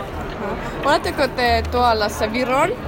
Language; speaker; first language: Finnish; non-native, learner; Estonian